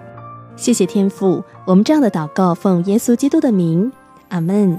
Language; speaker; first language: Chinese; native; Chinese